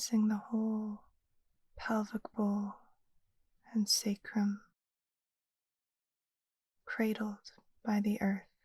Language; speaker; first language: English; native; English